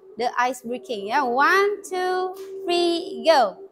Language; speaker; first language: English; non-native, learner; Indonesian